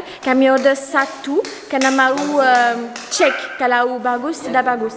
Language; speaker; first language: Indonesian; non-native, learner; French